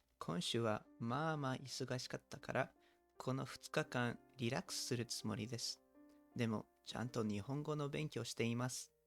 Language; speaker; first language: Japanese; non-native, learner; English